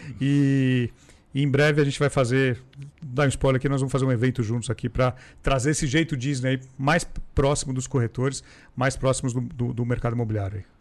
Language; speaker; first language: Portuguese; native; Portuguese